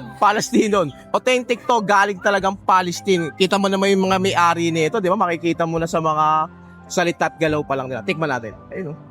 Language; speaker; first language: Filipino; native; Filipino